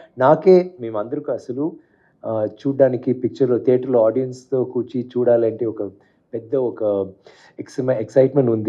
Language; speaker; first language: Telugu; non-native, fluent; Tamil